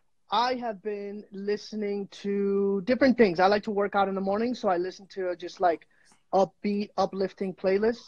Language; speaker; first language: English; non-native, fluent; Spanish